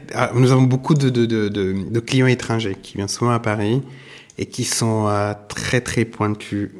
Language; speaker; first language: French; non-native, fluent; Italian